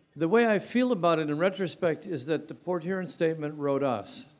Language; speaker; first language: English; native; English